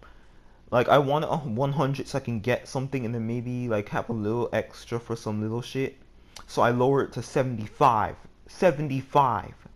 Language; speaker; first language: English; native; English